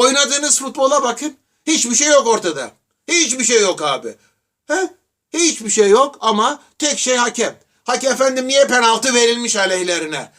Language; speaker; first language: Turkish; native; Turkish